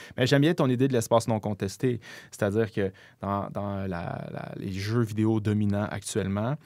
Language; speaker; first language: French; native; French